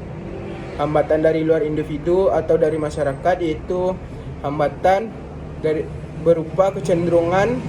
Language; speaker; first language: Indonesian; native; Indonesian